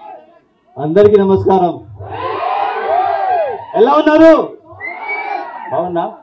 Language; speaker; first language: Telugu; non-native, learner; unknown